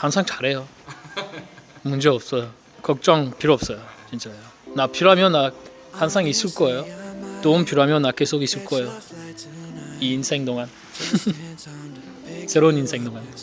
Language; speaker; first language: Korean; non-native, learner; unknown